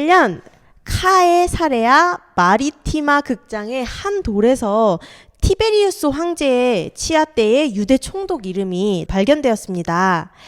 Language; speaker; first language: Korean; native; Korean